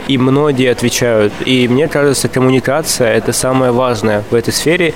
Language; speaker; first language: Russian; early bilingual, other home language; Uzbek